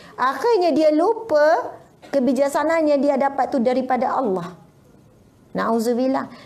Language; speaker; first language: Malay; native; Malay